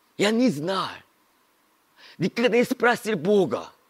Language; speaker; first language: Russian; non-native, learner; Korean